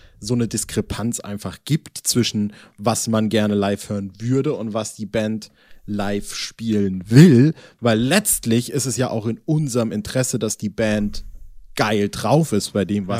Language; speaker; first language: German; native; German